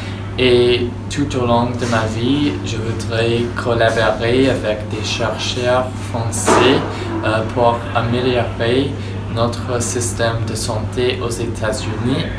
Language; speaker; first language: French; non-native, fluent; English